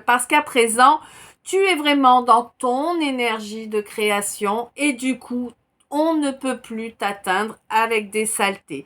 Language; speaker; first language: French; native; French